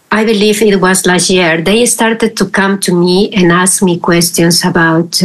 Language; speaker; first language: English; non-native, fluent; Spanish